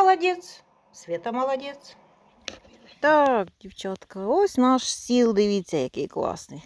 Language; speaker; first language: Ukrainian; native; Ukrainian